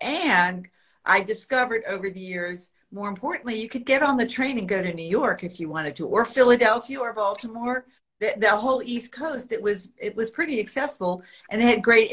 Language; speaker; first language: English; native; English